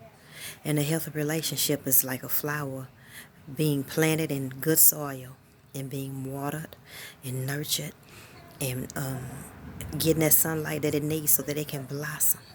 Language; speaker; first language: English; native; English